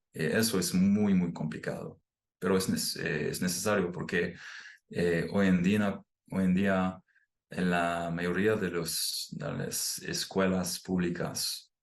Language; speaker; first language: Spanish; non-native, fluent; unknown